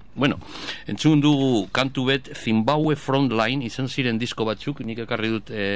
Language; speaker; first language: Basque; native; Basque